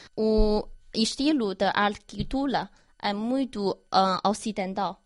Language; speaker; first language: Portuguese; non-native, learner; Chinese